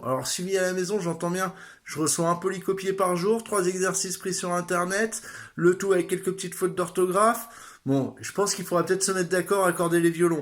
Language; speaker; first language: French; native; French